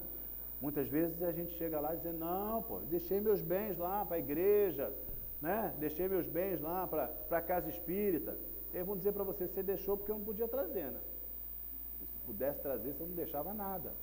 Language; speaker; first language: Portuguese; native; Portuguese